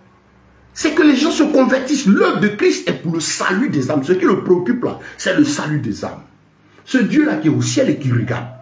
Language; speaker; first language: French; native; French